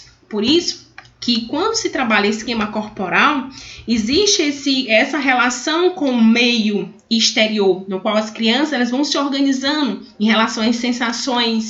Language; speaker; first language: Portuguese; native; Portuguese